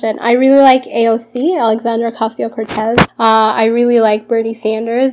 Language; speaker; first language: English; early bilingual, other home language; Arabic